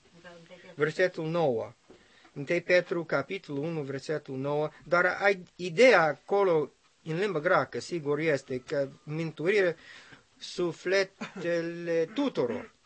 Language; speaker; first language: Romanian; non-native, learner; English